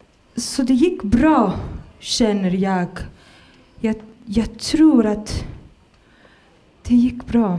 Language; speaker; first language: Swedish; non-native, fluent; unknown